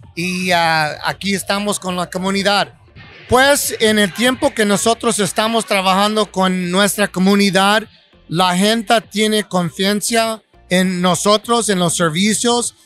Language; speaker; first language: Spanish; early bilingual, heritage; Spanish